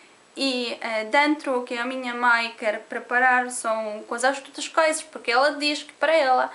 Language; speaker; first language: Portuguese; non-native, learner; Polish